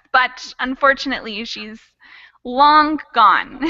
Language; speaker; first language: English; native; English